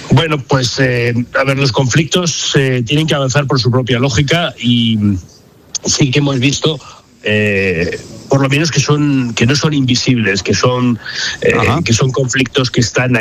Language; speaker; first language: Spanish; native; Spanish